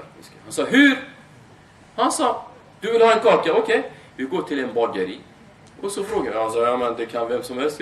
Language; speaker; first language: Swedish; non-native, fluent; Arabic